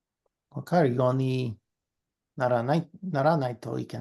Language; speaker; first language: Japanese; non-native, learner; English